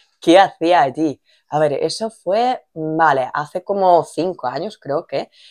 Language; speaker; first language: Spanish; non-native, fluent; Polish